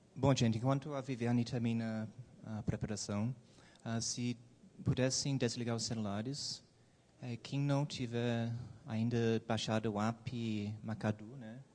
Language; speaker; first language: Portuguese; non-native, fluent; English